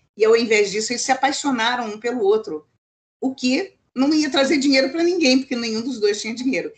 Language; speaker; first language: Portuguese; native; Portuguese